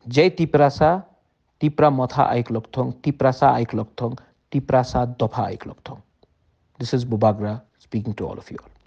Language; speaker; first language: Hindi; non-native, local second language; Kok Borok